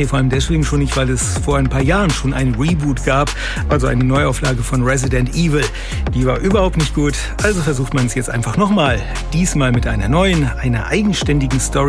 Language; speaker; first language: German; native; German